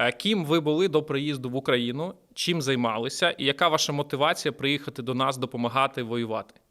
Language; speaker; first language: Ukrainian; native; Ukrainian